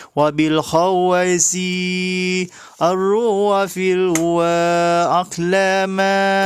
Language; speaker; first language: Arabic; non-native, fluent; Malay